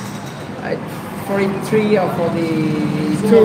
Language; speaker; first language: English; non-native, learner; Vietnamese